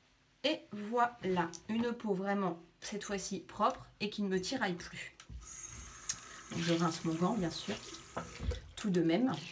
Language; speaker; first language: French; native; French